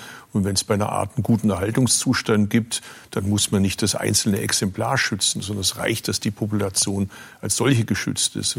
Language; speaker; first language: German; early bilingual, other home language; Turkish